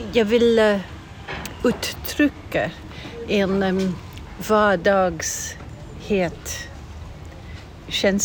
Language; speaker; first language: Swedish; non-native, fluent; English